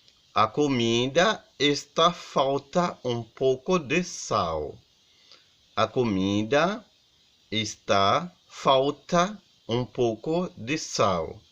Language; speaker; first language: Portuguese; non-native, learner; Haitian Creole